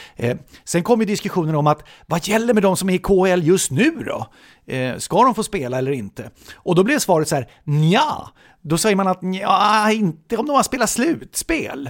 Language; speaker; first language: Swedish; native; Swedish